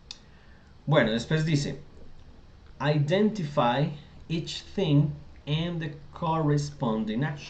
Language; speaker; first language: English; non-native, fluent; Spanish